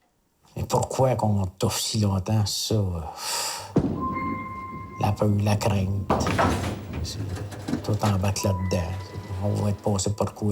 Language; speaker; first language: French; native; French